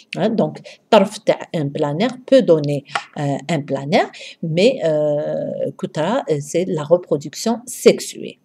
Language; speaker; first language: French; non-native, local second language; Arabic